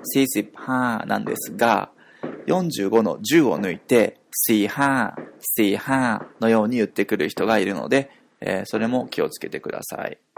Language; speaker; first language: Japanese; native; Japanese